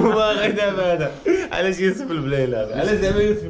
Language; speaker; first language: Arabic; native; Arabic